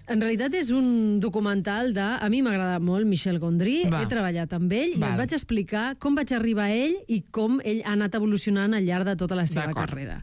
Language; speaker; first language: Catalan; native; Catalan